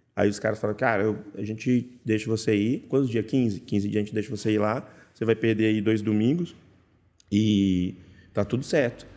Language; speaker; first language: Portuguese; native; Portuguese